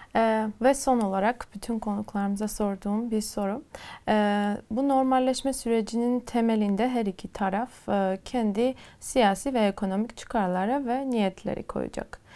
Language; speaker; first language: Turkish; non-native, fluent; Armenian